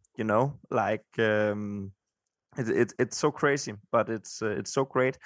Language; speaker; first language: English; non-native, fluent; Danish